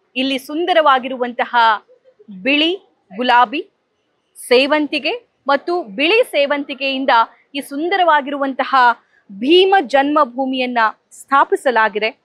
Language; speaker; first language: Kannada; native; Kannada